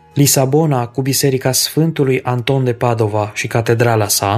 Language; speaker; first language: Romanian; native; Romanian